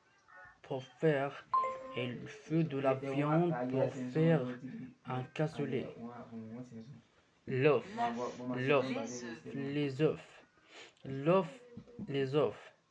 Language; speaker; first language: French; non-native, learner; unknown